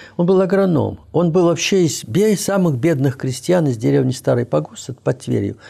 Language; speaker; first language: Russian; native; Russian